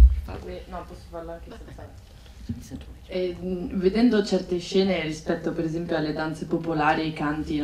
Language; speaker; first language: Italian; native; Italian